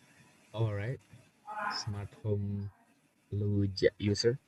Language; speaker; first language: English; non-native, learner; Indonesian